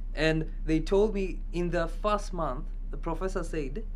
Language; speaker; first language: English; non-native, local second language; Kikuyu